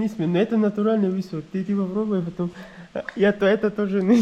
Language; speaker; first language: Russian; non-native, local second language; Kyrgyz